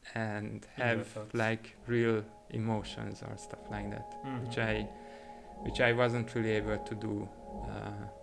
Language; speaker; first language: English; non-native, fluent; Hungarian